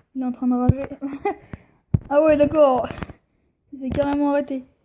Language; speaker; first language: French; native; French